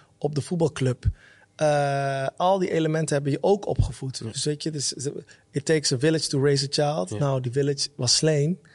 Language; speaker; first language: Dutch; early bilingual, other home language; Somali